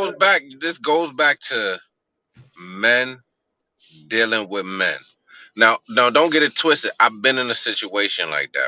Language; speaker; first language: English; native; English